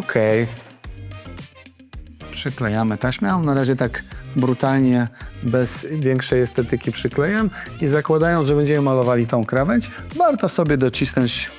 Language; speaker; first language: Polish; native; Polish